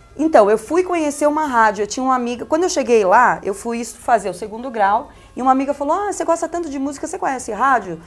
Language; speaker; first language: Portuguese; early bilingual, other home language; Spanish